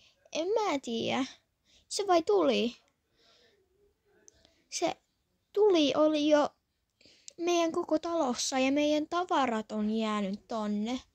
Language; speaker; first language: Finnish; early bilingual, other home language; Polish